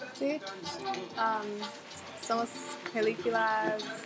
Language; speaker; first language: Spanish; non-native, learner; English